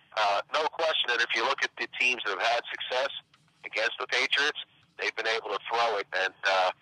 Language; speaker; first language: English; native; English